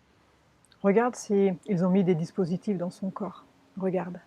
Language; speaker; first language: French; native; French